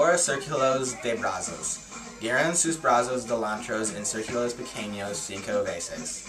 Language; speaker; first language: Spanish; non-native, learner; English